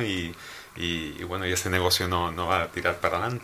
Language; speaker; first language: Spanish; native; Spanish